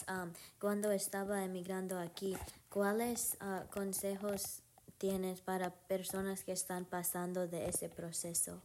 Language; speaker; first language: Spanish; non-native, learner; English